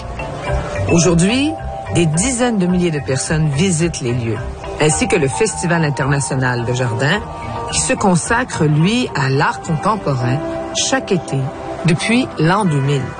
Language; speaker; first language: French; native; French